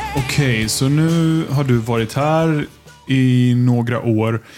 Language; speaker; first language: Swedish; native; Swedish